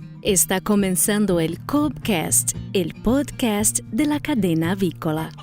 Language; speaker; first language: Spanish; native; Spanish